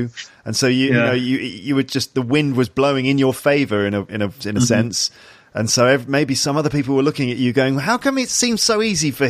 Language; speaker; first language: English; native; English